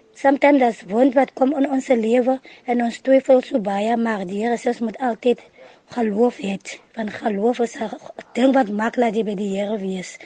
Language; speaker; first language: Afrikaans; non-native, local second language; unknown